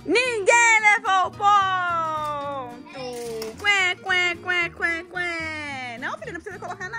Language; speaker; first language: Portuguese; native; Portuguese